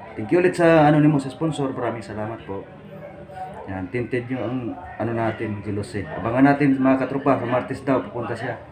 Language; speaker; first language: Filipino; native; Filipino